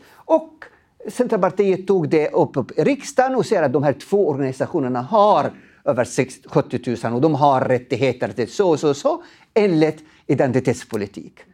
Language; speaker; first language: Swedish; non-native, fluent; Arabic